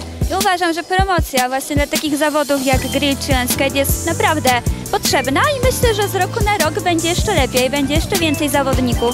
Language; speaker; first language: Polish; native; Polish